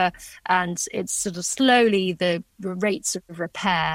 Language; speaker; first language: English; native; English